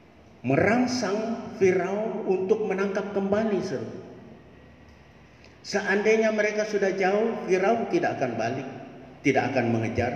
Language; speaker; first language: Malay; native; Malay